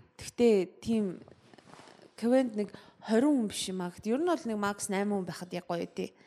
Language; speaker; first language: Mongolian; early bilingual, heritage; Mongolian